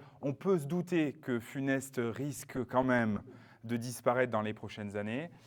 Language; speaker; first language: French; native; French